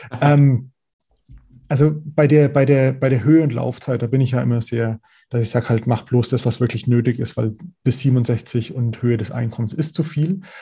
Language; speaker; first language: German; native; German